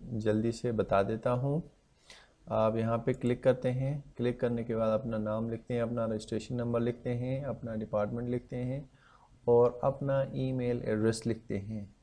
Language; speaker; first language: Urdu; non-native, local second language; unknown